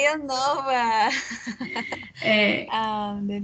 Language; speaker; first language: English; non-native, learner; Spanish